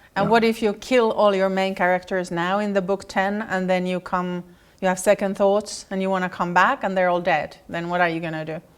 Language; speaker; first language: English; non-native, fluent; Finnish